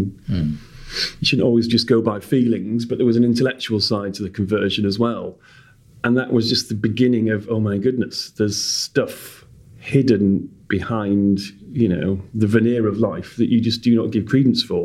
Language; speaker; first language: English; native; English